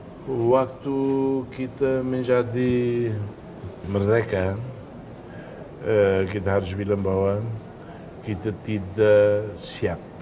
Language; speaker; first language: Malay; non-native, fluent; Tetum